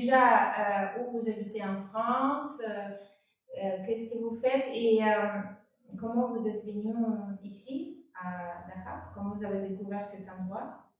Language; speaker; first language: French; non-native, fluent; Russian